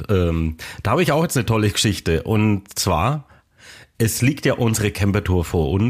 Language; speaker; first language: German; native; German